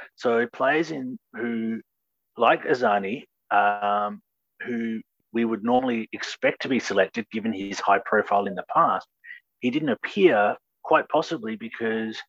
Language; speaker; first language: English; native; English